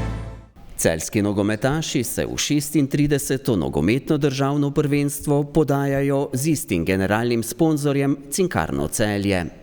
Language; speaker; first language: Slovenian; native; Slovenian